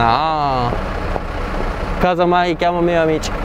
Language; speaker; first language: Italian; non-native, learner; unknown